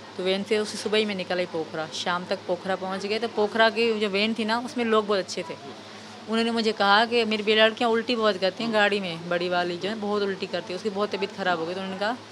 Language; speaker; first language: Urdu; non-native, local second language; Sindhi